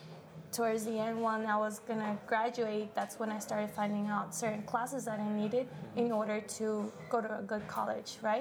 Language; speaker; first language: English; early bilingual, other home language; Spanish